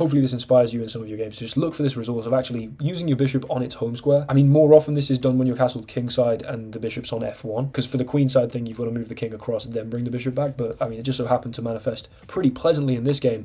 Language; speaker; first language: English; native; English